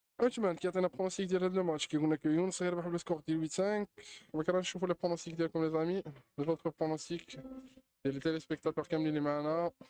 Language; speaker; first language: French; non-native, local second language; Arabic